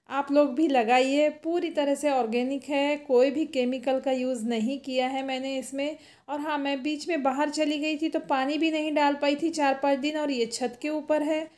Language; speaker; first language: Hindi; native; Hindi